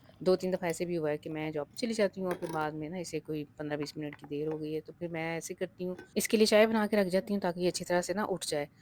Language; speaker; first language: Urdu; non-native, local second language; Punjabi